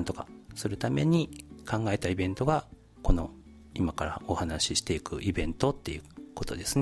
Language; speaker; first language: Japanese; native; Japanese